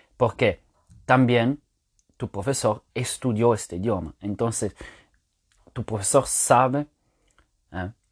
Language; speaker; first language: Spanish; non-native, fluent; French